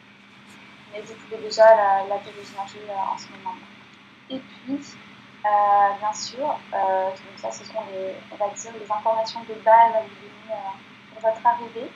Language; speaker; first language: French; native; French